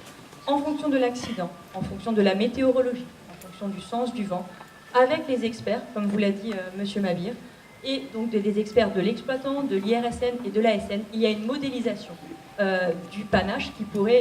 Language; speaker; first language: French; native; French